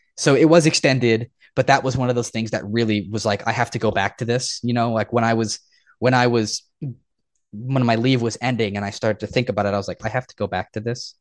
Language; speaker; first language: English; native; English